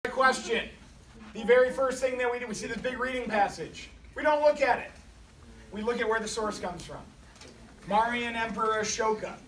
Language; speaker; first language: English; native; English